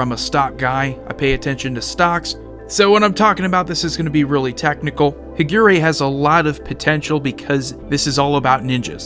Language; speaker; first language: English; native; English